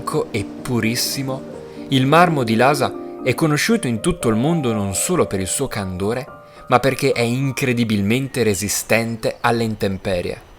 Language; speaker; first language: Italian; native; Italian